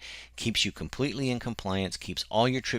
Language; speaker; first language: English; native; English